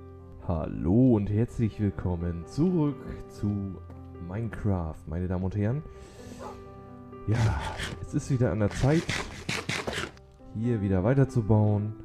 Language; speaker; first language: German; native; German